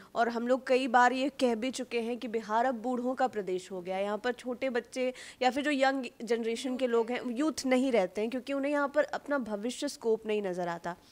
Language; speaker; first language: Hindi; native; Hindi